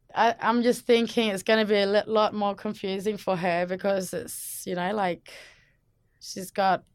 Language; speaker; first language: English; non-native, local second language; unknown